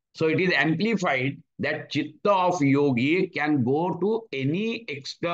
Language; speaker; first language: English; non-native, local second language; Marathi